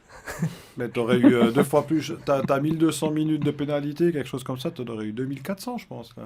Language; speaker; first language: French; native; French